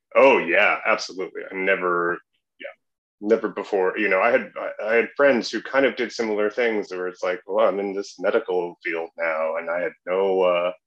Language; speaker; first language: English; native; English